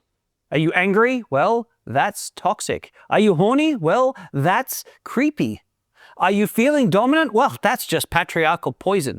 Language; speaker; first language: English; native; English